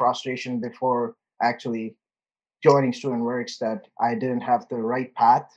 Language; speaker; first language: English; non-native, local second language; Urdu